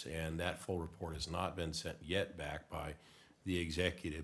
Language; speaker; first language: English; native; English